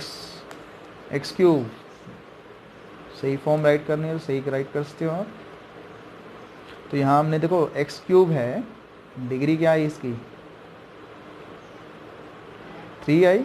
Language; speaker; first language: Hindi; native; Hindi